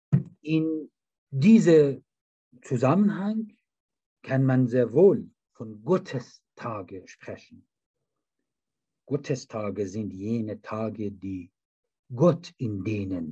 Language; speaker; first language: German; non-native, fluent; Persian